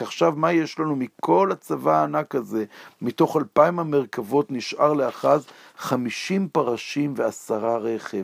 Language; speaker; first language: Hebrew; native; Hebrew